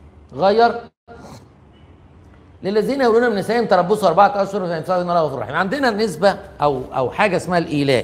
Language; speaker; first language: Arabic; native; Arabic